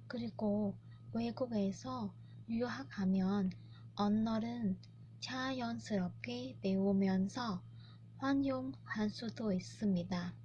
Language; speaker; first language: Korean; non-native, learner; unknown